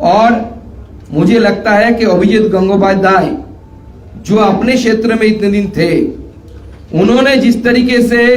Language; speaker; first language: Hindi; non-native, local second language; Bangla